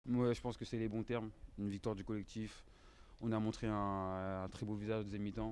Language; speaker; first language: French; native; French